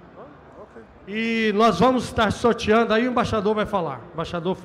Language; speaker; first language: Portuguese; native; Portuguese